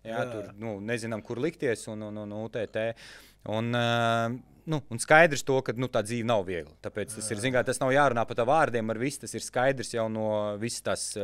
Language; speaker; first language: Latvian; native; Latvian